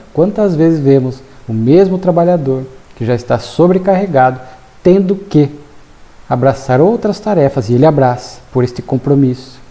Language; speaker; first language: Portuguese; native; Portuguese